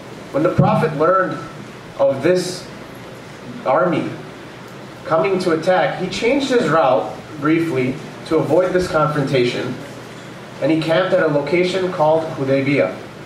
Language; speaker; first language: English; early bilingual, other home language; Urdu